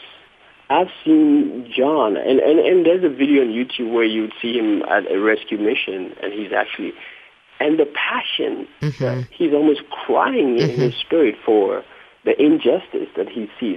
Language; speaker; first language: English; non-native, local second language; Akan